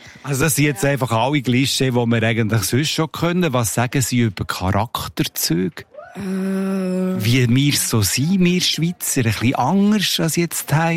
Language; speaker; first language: German; native; German